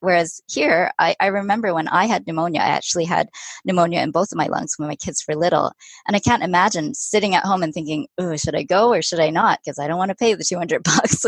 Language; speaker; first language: English; native; English